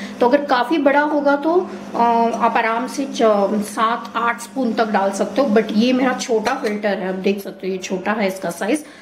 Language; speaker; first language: Hindi; non-native, local second language; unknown